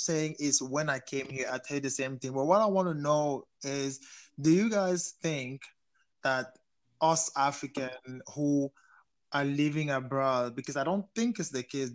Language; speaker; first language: English; non-native, local second language; French